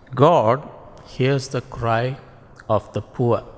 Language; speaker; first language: English; non-native, local second language; Tamil